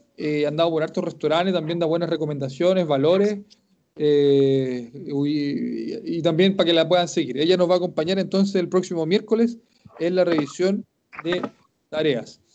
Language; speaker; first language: Spanish; native; Spanish